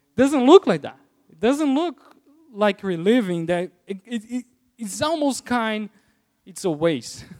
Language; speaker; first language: English; non-native, fluent; Portuguese